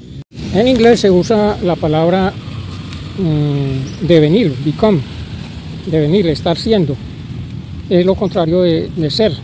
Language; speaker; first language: Spanish; native; Spanish